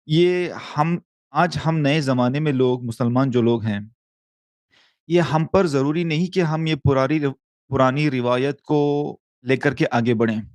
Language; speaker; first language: Hindi; early bilingual, heritage; Urdu